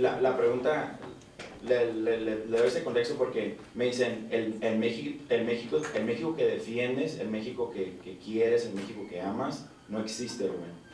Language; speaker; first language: Spanish; early bilingual, heritage; Spanish